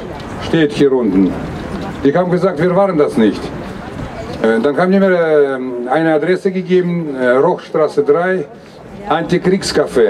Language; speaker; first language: German; non-native, fluent; Russian